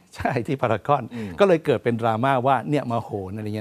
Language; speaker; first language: Thai; native; Thai